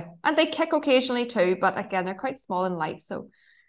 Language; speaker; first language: English; native; English